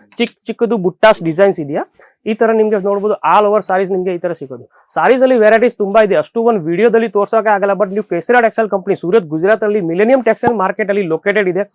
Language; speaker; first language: Kannada; native; Kannada